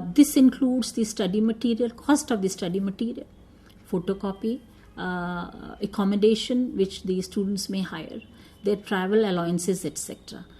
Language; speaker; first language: English; non-native, local second language; Hindi